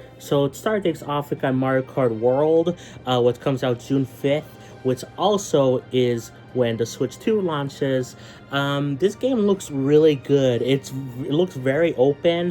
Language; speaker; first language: English; native; English